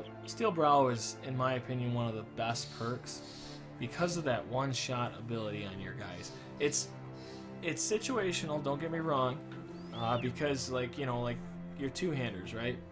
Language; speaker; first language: English; native; English